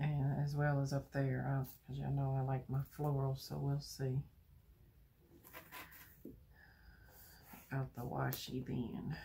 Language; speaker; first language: English; native; English